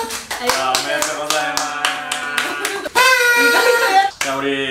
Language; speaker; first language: Korean; native; Korean